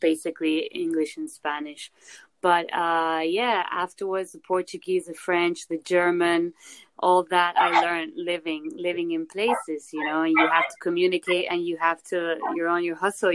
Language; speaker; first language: English; non-native, fluent; Spanish